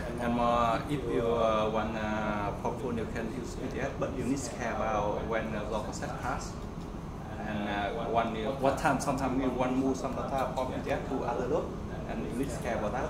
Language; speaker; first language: English; non-native, learner; Vietnamese